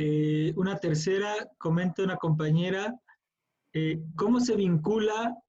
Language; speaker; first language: Spanish; native; Spanish